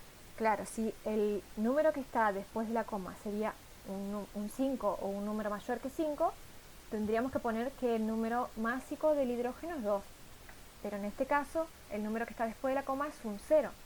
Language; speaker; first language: Spanish; native; Spanish